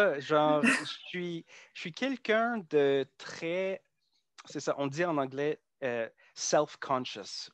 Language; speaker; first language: French; non-native, local second language; English